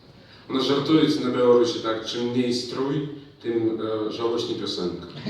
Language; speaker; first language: Polish; non-native, learner; Belarusian